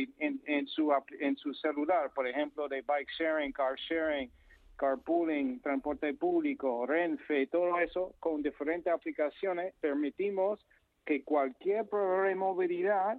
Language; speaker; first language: Spanish; non-native, fluent; English